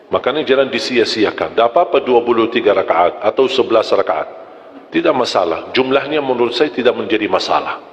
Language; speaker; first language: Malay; non-native, fluent; Arabic